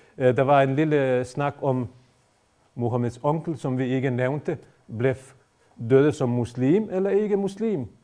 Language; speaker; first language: Danish; non-native, fluent; Bosnian